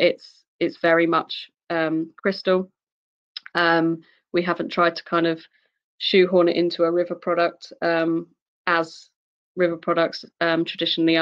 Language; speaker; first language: English; native; English